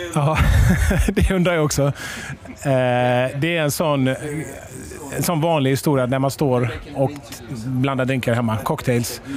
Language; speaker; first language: Swedish; native; Swedish